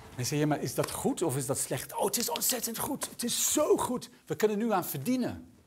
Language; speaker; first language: Dutch; non-native, fluent; English